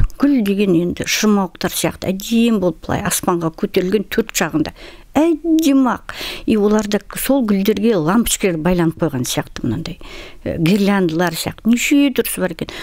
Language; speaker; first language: Kazakh; non-native, local second language; Russian